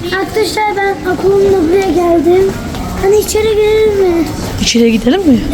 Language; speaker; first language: Turkish; early bilingual, heritage; Turkish